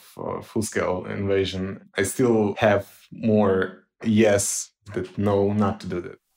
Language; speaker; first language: English; non-native, fluent; Ukrainian